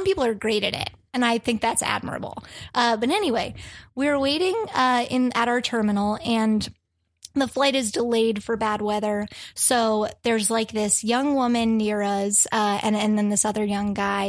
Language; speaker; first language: English; native; English